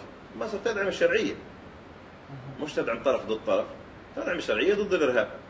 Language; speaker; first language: Arabic; native; Arabic